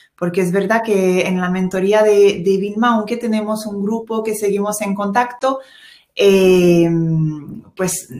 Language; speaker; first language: Spanish; non-native, fluent; French